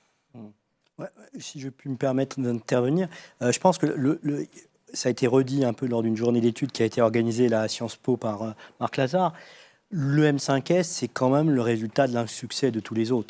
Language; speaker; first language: French; native; French